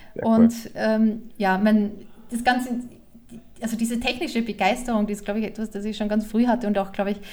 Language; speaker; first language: German; native; German